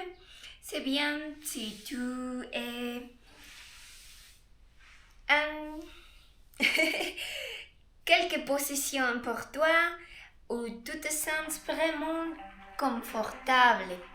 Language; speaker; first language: French; non-native, learner; Spanish